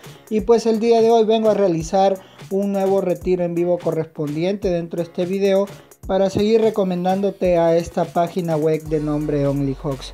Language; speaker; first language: Spanish; native; Spanish